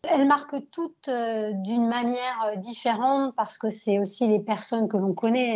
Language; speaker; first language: French; early bilingual, other home language; Arabic